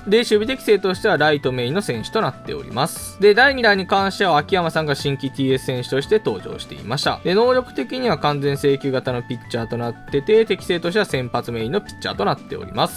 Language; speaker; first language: Japanese; native; Japanese